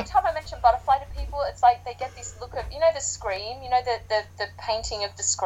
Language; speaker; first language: English; native; English